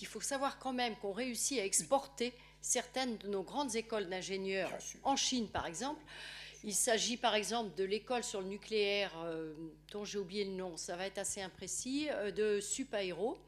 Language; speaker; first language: French; native; French